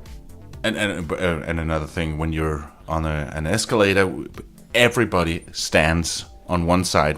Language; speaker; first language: English; non-native, fluent; Danish